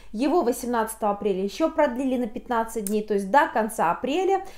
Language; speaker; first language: Russian; native; Russian